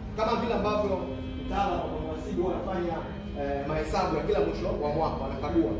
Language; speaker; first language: Swahili; native; Swahili